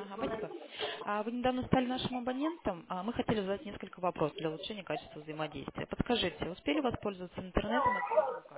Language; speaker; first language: Russian; native; Russian